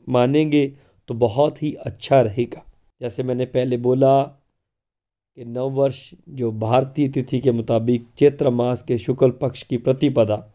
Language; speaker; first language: Hindi; non-native, local second language; Punjabi